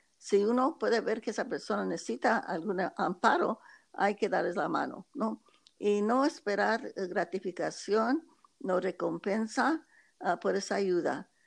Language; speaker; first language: Spanish; early bilingual, heritage; Spanish